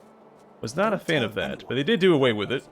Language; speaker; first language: English; native; English